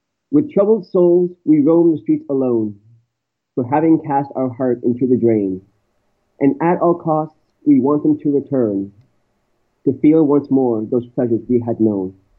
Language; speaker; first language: English; native; English